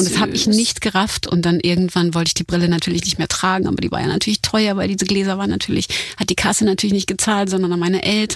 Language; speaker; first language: German; native; German